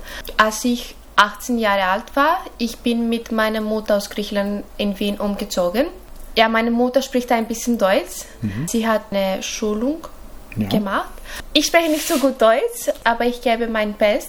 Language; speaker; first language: German; non-native, learner; Greek